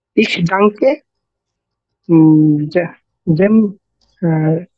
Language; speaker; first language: German; non-native, learner; Bangla